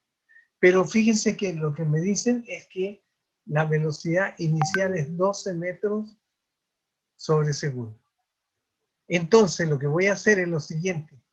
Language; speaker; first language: Spanish; native; Spanish